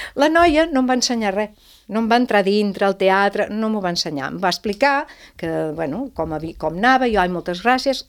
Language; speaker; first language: Catalan; non-native, local second language; Spanish